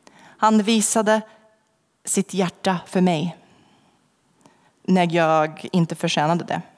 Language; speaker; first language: Swedish; non-native, fluent; English